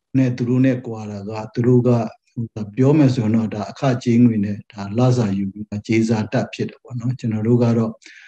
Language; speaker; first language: Burmese; non-native, local second language; Western Kayah